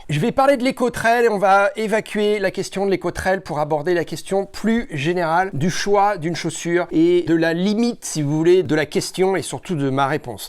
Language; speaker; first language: French; native; French